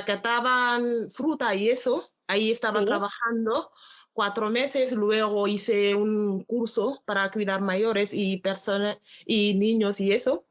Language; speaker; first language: Spanish; non-native, learner; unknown